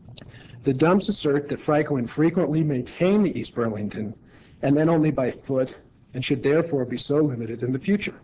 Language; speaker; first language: English; native; English